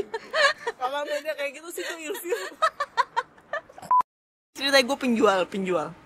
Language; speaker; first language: Indonesian; native; Indonesian